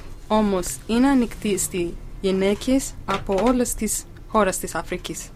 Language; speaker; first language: Greek; non-native, learner; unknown